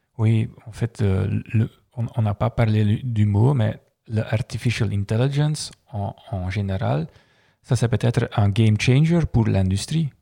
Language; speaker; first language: French; non-native, local second language; Dutch